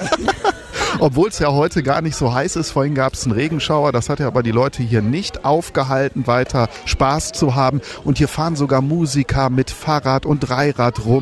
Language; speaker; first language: German; native; German